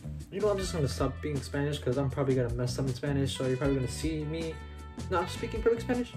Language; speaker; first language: English; early bilingual, other home language; Spanish